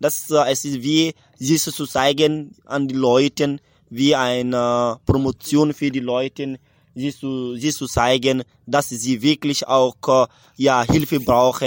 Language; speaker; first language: German; non-native, learner; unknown